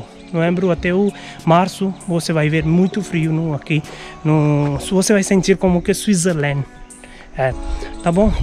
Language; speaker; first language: Portuguese; non-native, learner; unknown